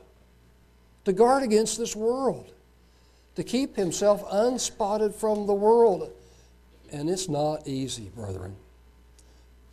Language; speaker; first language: English; native; English